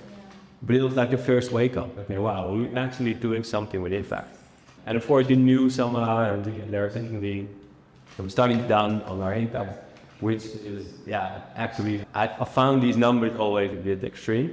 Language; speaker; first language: English; non-native, fluent; Dutch